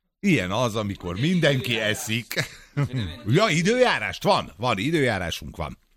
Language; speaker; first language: Hungarian; native; Hungarian